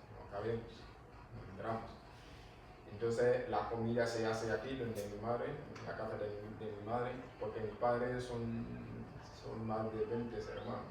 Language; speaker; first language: Spanish; non-native, fluent; Wolof